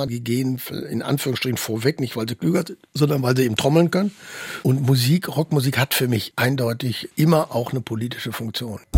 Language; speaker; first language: German; native; German